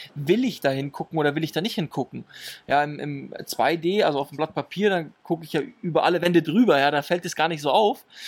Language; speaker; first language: German; early bilingual, other home language; Italian